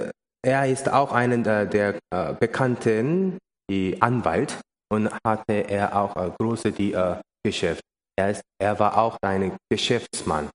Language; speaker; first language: German; non-native, learner; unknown